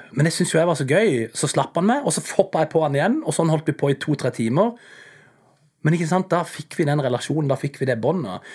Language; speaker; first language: Norwegian; native; Norwegian